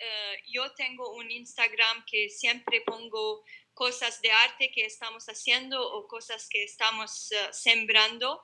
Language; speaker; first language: Spanish; non-native, learner; Arabic